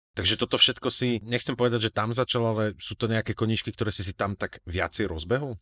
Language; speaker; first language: Slovak; native; Slovak